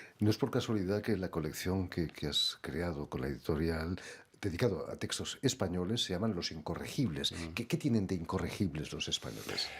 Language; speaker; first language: Spanish; native; Spanish